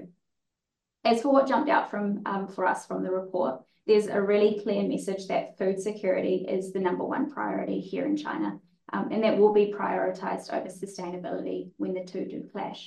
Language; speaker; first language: English; native; English